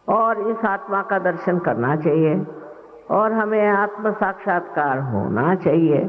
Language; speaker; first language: Hindi; non-native, local second language; Marathi